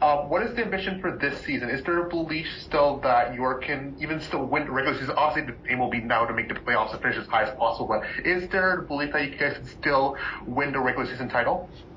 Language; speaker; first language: English; native; English